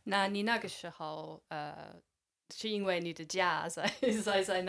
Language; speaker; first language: Chinese; non-native, fluent; English